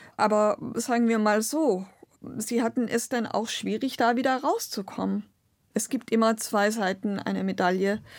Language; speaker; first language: German; non-native, local second language; Romany